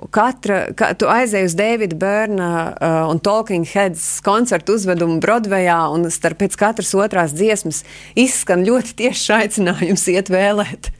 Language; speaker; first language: Latvian; native; Latvian